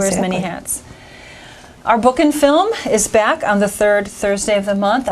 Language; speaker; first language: English; native; English